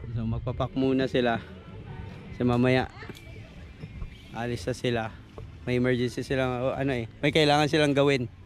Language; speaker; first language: Filipino; non-native, local second language; Cebuano